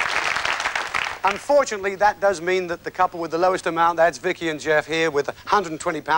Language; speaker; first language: English; native; English